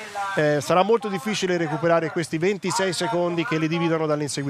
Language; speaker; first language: Italian; native; Italian